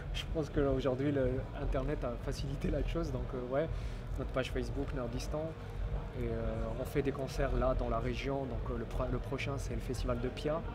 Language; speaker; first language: French; non-native, local second language; Arabic